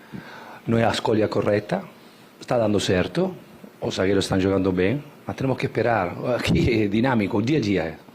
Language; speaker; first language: Portuguese; non-native, fluent; Spanish